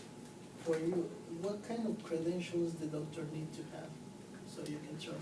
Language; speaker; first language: English; non-native, learner; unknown